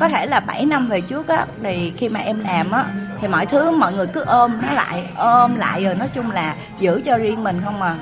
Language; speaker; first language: Vietnamese; non-native, local second language; Cantonese